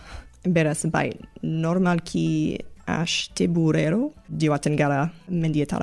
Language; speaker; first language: Basque; non-native, fluent; English